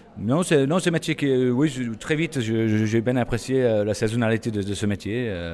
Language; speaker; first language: French; non-native, fluent; English